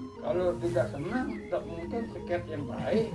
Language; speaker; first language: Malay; non-native, local second language; Balinese